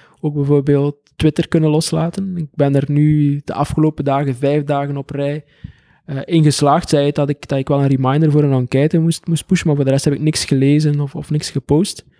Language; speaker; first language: Dutch; native; Dutch